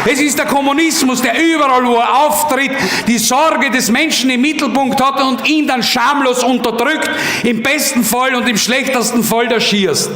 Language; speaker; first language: German; native; German